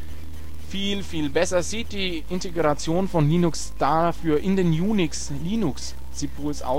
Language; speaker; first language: German; native; German